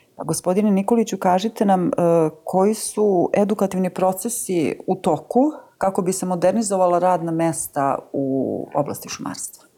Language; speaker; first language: Serbian; native; Serbian